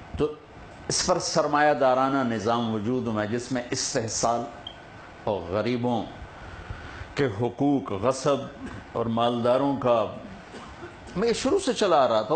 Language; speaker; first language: Urdu; non-native, local second language; Punjabi